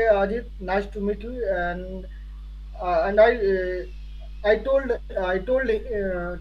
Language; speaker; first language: English; non-native, learner; Hindi